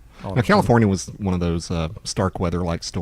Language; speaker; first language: English; native; English